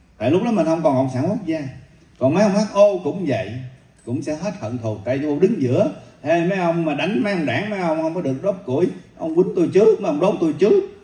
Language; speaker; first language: Vietnamese; native; Vietnamese